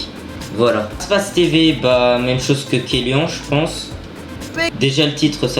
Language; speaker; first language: French; native; French